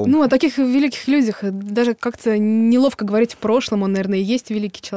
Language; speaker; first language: Russian; native; Russian